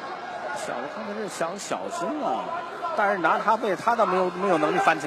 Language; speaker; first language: Chinese; native; Chinese